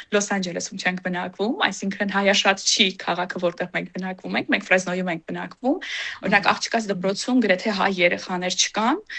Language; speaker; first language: Armenian; native; Armenian